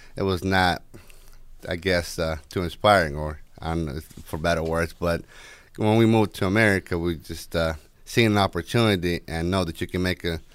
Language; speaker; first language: English; non-native, fluent; Ukrainian